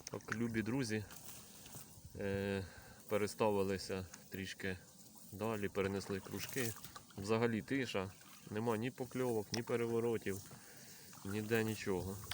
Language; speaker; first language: Ukrainian; native; Ukrainian